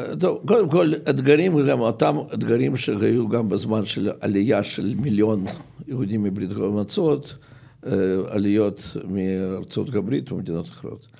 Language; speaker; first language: Hebrew; non-native, fluent; Russian